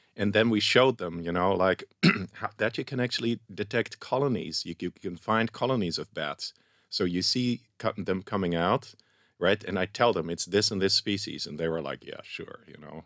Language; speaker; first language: English; non-native, fluent; Dutch